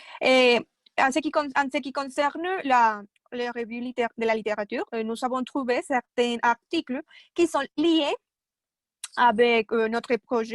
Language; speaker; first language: French; non-native, fluent; Spanish